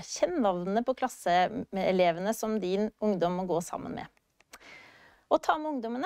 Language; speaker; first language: Norwegian; native; Norwegian